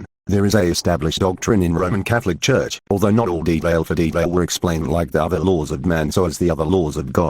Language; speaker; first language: English; non-native, local second language; Filipino